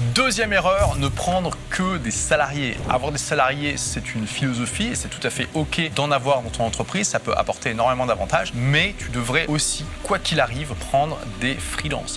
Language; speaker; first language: French; native; French